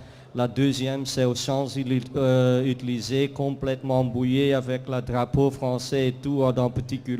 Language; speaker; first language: French; non-native, fluent; Dutch